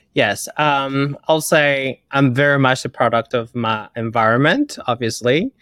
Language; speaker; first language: English; early bilingual, other home language; Kinyarwanda